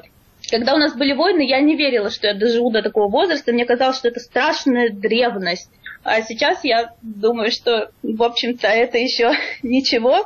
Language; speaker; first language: Russian; native; Russian